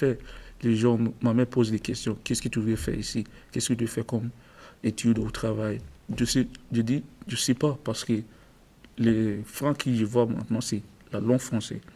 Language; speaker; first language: French; non-native, learner; English